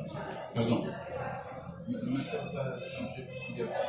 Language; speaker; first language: French; non-native, fluent; Portuguese